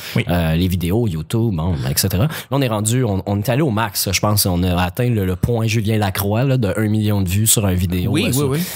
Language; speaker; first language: French; native; French